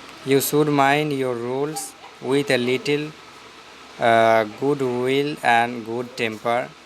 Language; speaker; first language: English; non-native, local second language; Bangla